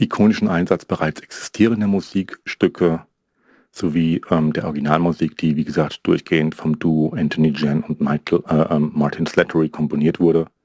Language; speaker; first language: German; native; German